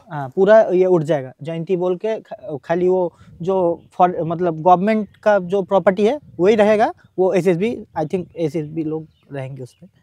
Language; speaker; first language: Hindi; non-native, local second language; Bangla